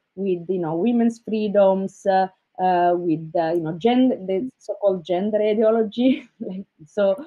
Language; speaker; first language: English; non-native, fluent; Italian